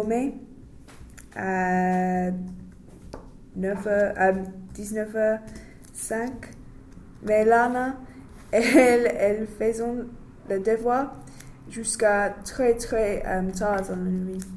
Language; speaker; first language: French; non-native, learner; English